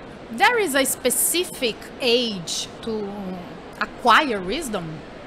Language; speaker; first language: English; non-native, learner; Portuguese